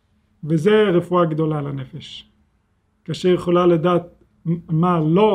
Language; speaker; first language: Hebrew; non-native, fluent; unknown